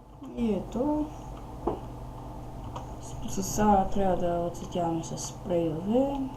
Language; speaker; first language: Bulgarian; native; Bulgarian